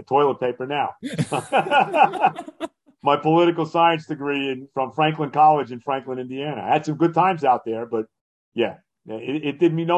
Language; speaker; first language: English; native; English